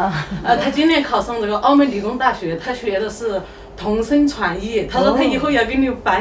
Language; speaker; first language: Chinese; native; Chinese